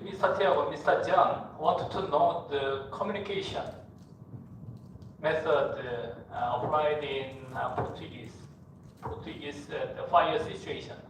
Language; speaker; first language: English; non-native, fluent; Korean